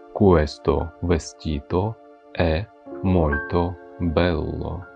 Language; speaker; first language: Italian; non-native, fluent; Ukrainian